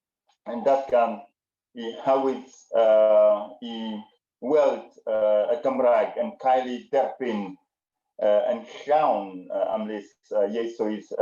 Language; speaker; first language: Welsh; non-native, learner; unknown